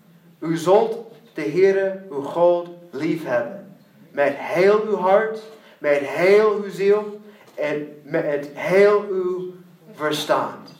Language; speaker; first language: Dutch; non-native, learner; English